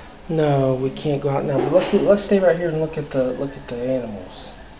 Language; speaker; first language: English; native; English